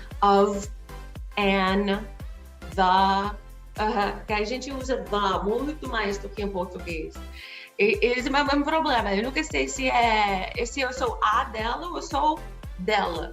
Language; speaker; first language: Portuguese; non-native, fluent; English